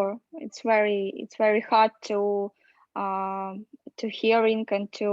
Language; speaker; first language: English; non-native, learner; Russian